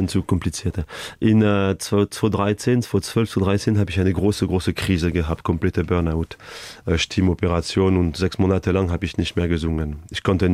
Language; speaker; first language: German; non-native, fluent; French